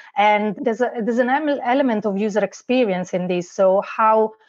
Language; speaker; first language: English; non-native, fluent; Italian